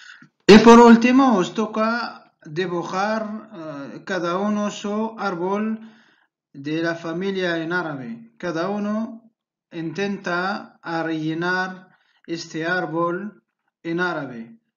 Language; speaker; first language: Spanish; non-native, fluent; Arabic